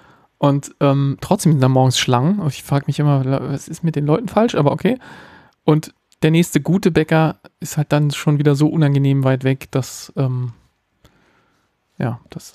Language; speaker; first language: German; native; German